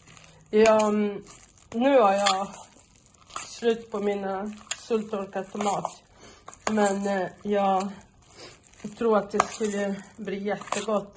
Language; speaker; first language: Swedish; non-native, fluent; Portuguese